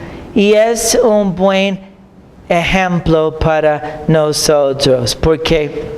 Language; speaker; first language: Spanish; non-native, fluent; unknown